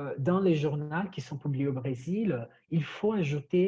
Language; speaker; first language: French; non-native, fluent; Portuguese